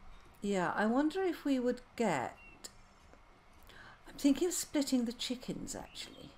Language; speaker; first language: English; native; English